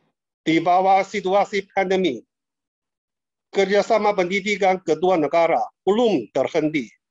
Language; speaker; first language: Indonesian; non-native, fluent; Chinese